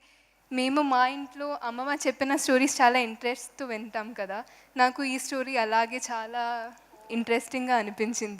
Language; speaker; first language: Telugu; non-native, local second language; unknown